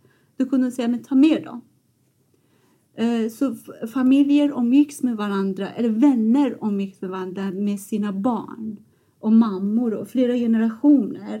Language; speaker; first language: Swedish; non-native, fluent; Persian